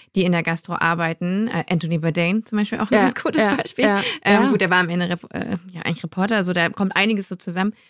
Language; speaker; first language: German; native; German